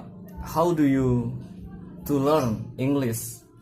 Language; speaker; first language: English; non-native, learner; Indonesian